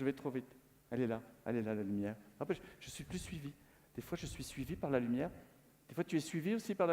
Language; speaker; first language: French; native; French